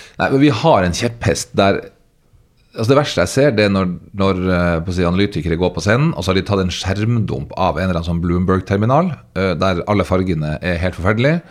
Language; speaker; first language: Norwegian; native; Norwegian